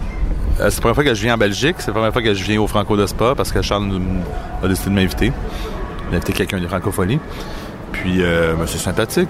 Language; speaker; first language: French; native; French